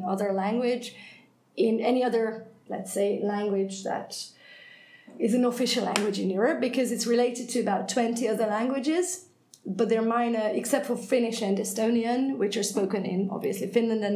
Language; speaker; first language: English; non-native, fluent; Hungarian